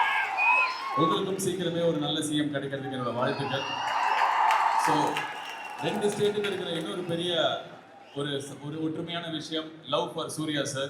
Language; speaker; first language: Tamil; native; Tamil